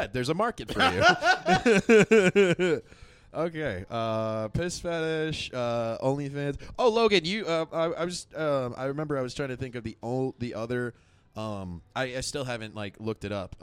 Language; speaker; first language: English; native; English